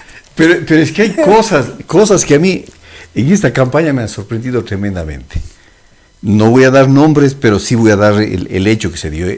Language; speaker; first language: Spanish; native; Spanish